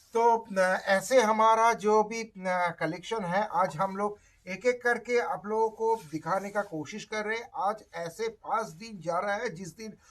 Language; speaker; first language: Hindi; non-native, local second language; Bangla